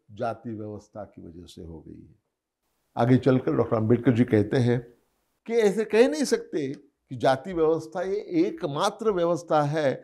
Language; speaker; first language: Hindi; non-native, local second language; Marathi